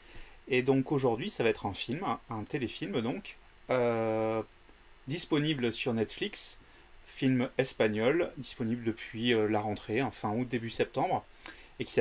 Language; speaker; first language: French; native; French